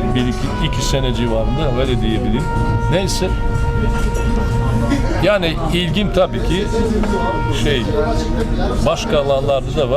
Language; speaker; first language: Turkish; non-native, fluent; Serbian